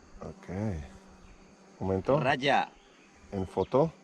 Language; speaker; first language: Spanish; non-native, learner; Polish